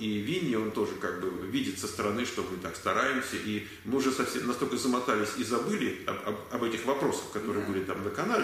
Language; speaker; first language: Russian; native; Russian